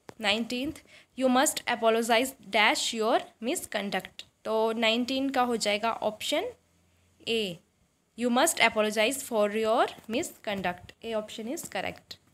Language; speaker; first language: Hindi; native; Hindi